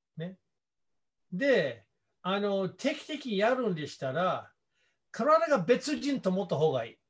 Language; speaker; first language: Japanese; non-native, fluent; English